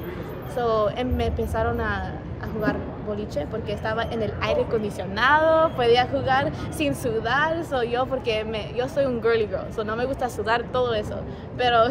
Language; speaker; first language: Spanish; early bilingual, heritage; Spanish